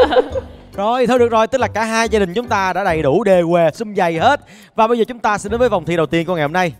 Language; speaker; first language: Vietnamese; native; Vietnamese